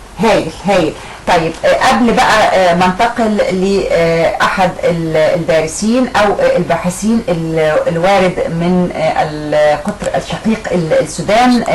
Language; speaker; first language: Arabic; native; Arabic